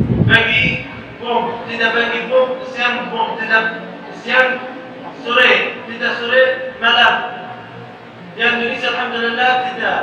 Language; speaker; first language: Indonesian; non-native, learner; Arabic